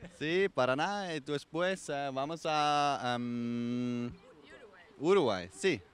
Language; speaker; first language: Spanish; non-native, learner; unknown